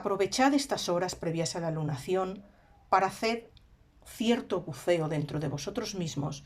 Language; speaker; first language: Spanish; native; Spanish